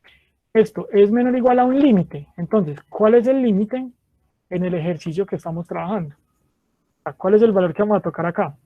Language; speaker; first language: Spanish; native; Spanish